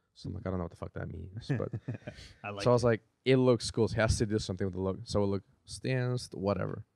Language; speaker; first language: English; early bilingual, other home language; Spanish